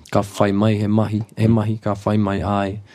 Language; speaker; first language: Māori; non-native, local second language; English